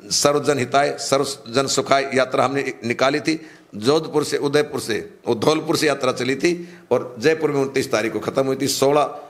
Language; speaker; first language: Hindi; native; Hindi